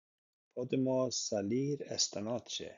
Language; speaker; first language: Spanish; non-native, learner; Icelandic